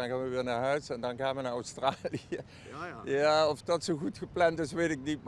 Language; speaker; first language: Dutch; native; Dutch